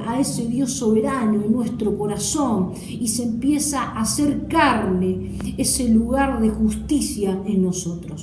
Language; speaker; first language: Spanish; native; Spanish